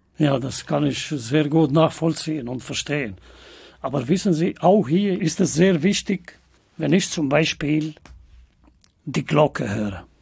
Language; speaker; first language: German; non-native, fluent; Albanian